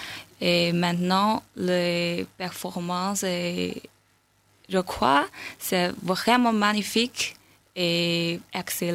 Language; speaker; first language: French; non-native, learner; Chinese